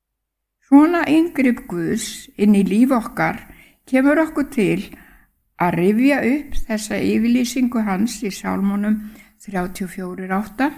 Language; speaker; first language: Icelandic; native; Icelandic